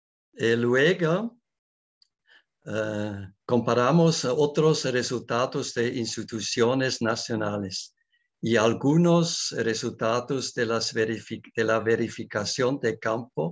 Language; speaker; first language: Spanish; non-native, learner; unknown